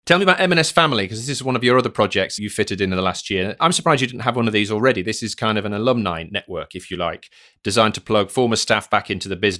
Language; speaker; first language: English; native; English